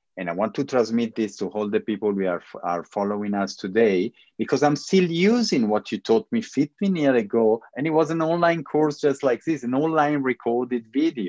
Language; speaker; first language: English; non-native, fluent; Italian